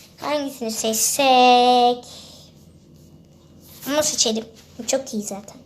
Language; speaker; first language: Turkish; native; Turkish